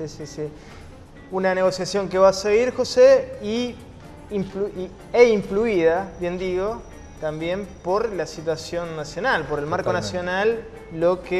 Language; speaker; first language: Spanish; native; Spanish